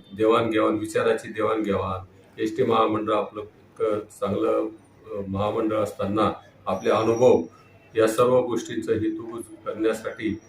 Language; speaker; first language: Marathi; native; Marathi